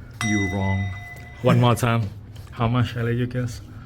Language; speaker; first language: English; non-native, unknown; Thai